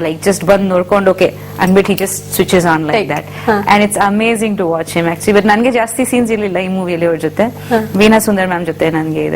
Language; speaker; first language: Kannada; non-native, fluent; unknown